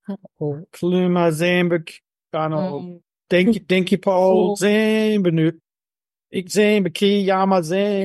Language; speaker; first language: Japanese; non-native, learner; English